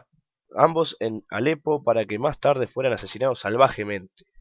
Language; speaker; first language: Spanish; native; Spanish